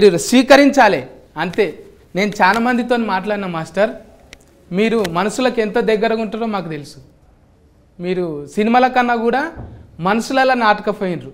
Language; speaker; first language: Telugu; native; Telugu